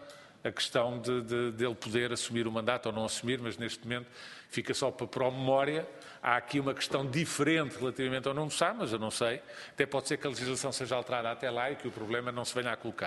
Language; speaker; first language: Portuguese; native; Portuguese